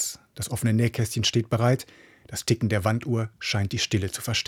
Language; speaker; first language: German; native; German